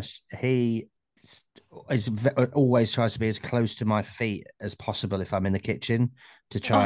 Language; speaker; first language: English; native; English